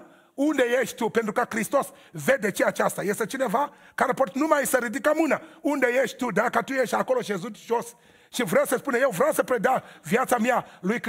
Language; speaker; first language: Romanian; non-native, learner; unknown